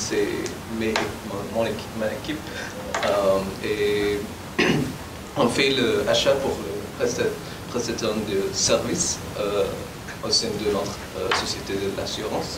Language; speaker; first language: French; non-native, learner; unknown